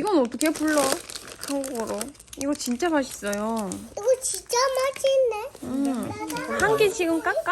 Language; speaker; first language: Korean; non-native, fluent; Russian